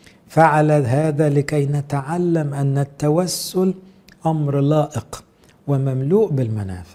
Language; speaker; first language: Arabic; native; Arabic